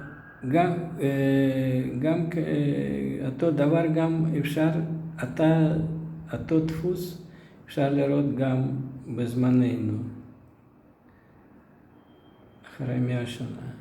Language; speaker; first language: Hebrew; non-native, fluent; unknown